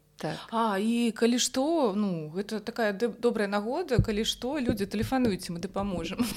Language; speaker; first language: Belarusian; non-native, local second language; Russian